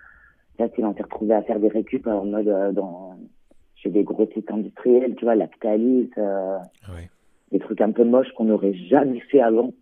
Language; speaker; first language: French; native; French